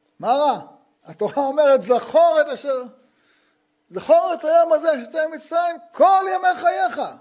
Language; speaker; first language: Hebrew; native; Hebrew